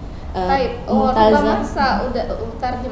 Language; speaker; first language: Arabic; non-native, fluent; Indonesian